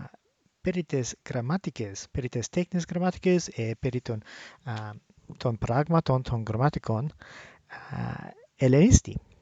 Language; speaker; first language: Greek; non-native, learner; English